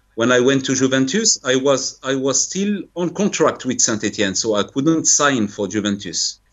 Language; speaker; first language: English; non-native, fluent; French